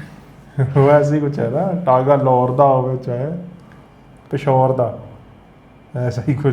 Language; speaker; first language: Hindi; native; Hindi